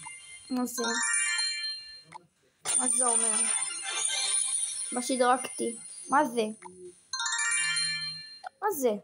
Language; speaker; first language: Hebrew; native; Hebrew